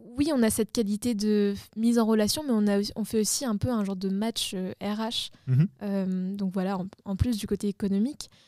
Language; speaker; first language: French; native; French